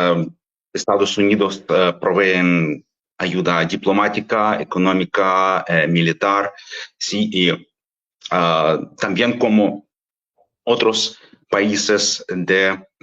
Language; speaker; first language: Spanish; non-native, fluent; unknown